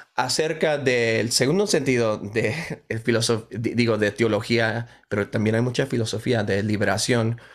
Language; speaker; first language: Spanish; early bilingual, heritage; Spanish